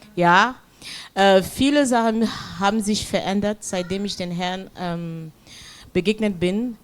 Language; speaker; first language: German; non-native, fluent; French